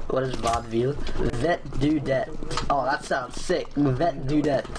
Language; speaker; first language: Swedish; non-native, learner; English